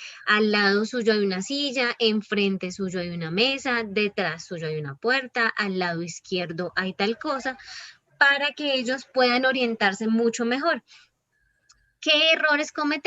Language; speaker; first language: Spanish; native; Spanish